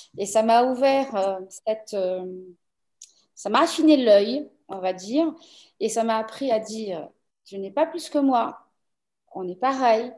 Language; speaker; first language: French; early bilingual, other home language; Portuguese